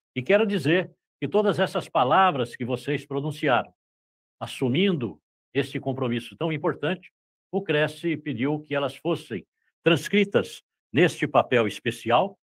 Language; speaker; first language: Portuguese; native; Portuguese